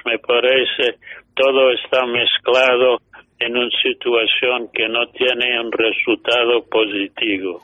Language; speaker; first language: Spanish; non-native, fluent; English